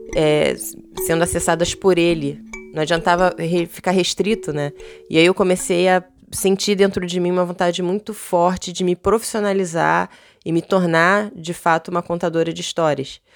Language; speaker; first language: Portuguese; native; Portuguese